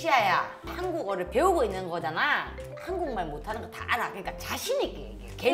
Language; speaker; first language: Korean; native; Korean